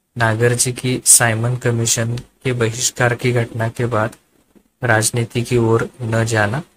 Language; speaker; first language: Hindi; non-native, local second language; Marathi